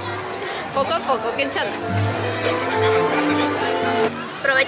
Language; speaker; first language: Spanish; native; Spanish